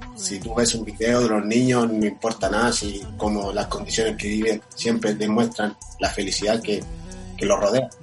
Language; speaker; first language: Spanish; non-native, fluent; Portuguese